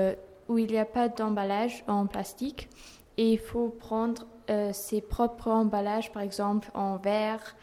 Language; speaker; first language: French; non-native, fluent; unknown